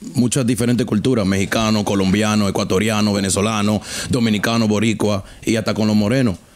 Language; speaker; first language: Spanish; early bilingual, heritage; Spanish